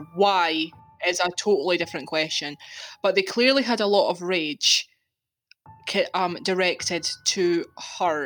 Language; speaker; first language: English; native; English